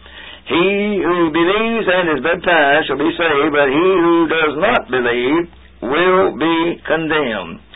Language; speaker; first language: English; native; English